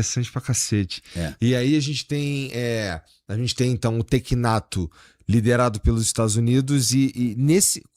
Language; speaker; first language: Portuguese; native; Portuguese